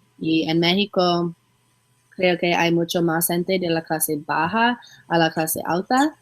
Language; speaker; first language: Spanish; non-native, learner; English